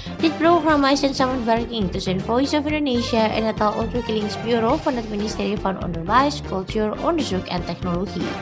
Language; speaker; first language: Dutch; non-native, fluent; Indonesian